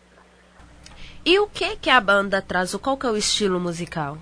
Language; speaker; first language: Portuguese; native; Portuguese